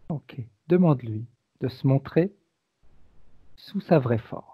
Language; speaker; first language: French; native; French